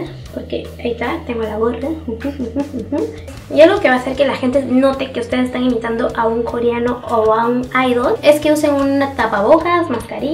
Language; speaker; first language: Spanish; native; Spanish